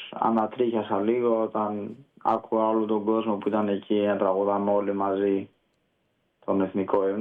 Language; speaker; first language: Greek; early bilingual, heritage; Greek